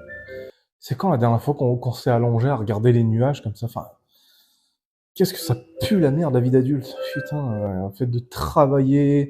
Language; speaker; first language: French; native; French